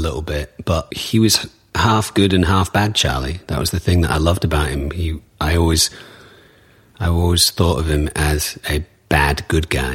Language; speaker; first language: English; native; English